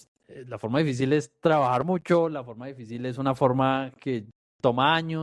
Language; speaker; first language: Spanish; native; Spanish